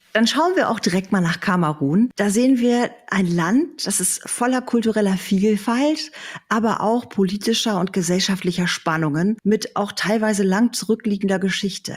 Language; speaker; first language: German; native; German